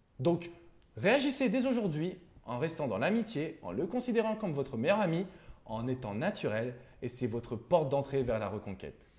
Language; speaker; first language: French; native; French